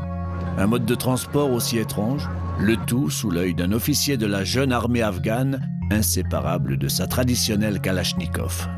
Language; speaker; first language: French; native; French